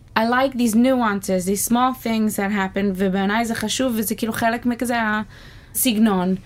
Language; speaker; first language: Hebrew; non-native, fluent; English